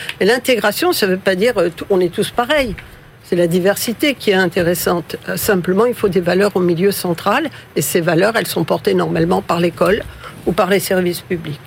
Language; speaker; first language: French; early bilingual, other home language; Spanish